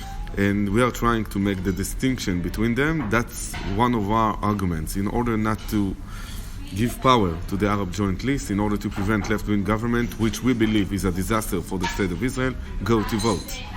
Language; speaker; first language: English; non-native, fluent; Hebrew